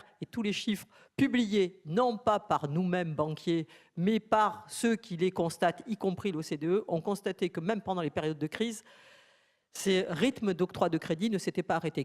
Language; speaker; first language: French; native; French